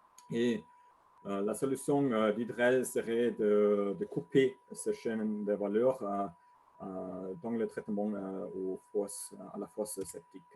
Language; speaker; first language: French; non-native, learner; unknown